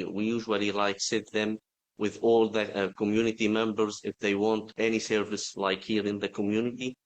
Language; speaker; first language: English; non-native, fluent; Arabic